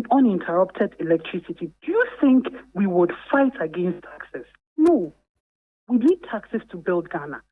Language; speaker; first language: English; non-native, local second language; Akan